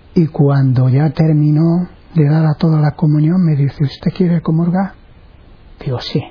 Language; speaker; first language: Spanish; native; Spanish